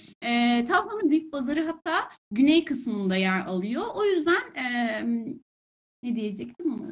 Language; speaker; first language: Turkish; non-native, fluent; Persian